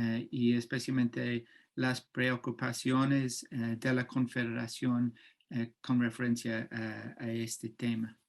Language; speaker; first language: Spanish; non-native, fluent; English